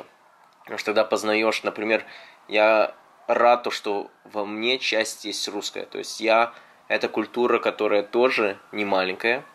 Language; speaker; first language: Russian; early bilingual, heritage; Russian